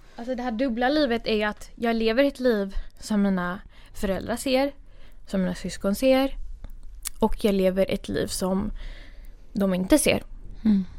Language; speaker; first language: Swedish; early bilingual, other home language; Kurdish